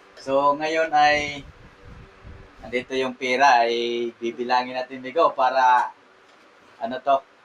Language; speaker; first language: Filipino; non-native, local second language; Cebuano